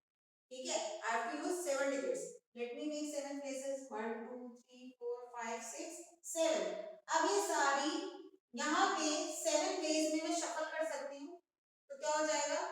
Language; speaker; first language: Hindi; native; Hindi